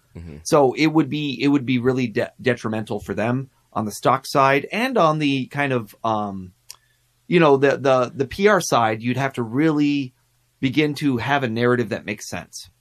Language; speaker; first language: English; native; English